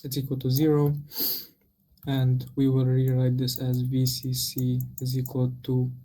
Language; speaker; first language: English; non-native, fluent; Romanian